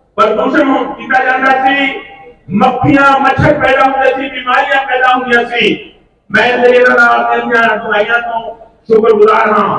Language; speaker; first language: Hindi; non-native, local second language; Punjabi